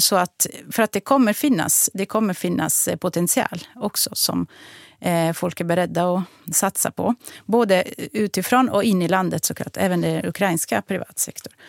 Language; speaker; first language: Swedish; non-native, fluent; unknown